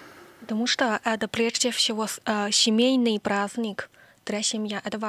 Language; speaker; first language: Russian; non-native, learner; Chinese